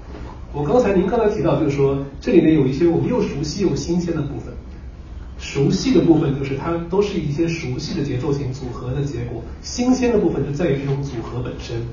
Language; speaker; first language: Chinese; native; Chinese